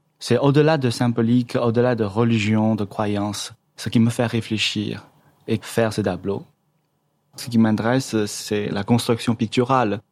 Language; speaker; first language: French; non-native, fluent; Chinese